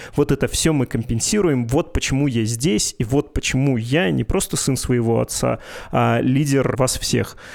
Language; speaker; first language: Russian; native; Russian